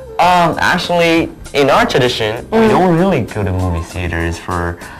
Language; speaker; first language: English; non-native, fluent; Chinese